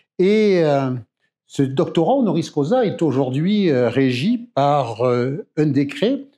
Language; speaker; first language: French; native; French